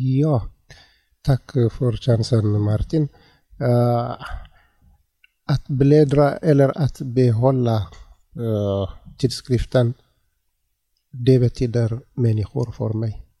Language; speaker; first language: Swedish; non-native, learner; Tigrinya